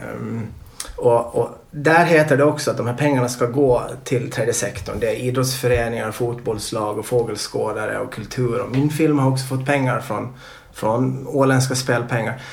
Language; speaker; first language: Swedish; native; Swedish